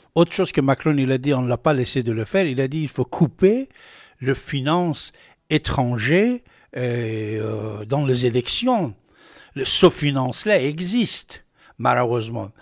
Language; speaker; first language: French; non-native, fluent; Persian